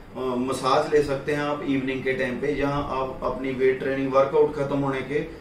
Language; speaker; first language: Hindi; non-native, local second language; Punjabi